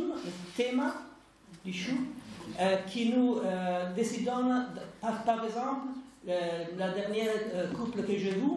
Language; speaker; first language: French; non-native, fluent; Italian